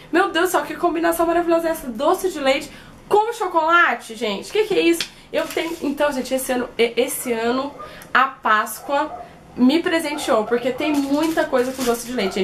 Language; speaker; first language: Portuguese; native; Portuguese